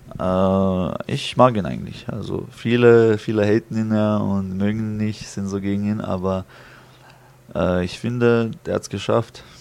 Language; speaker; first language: German; early bilingual, other home language; Chechen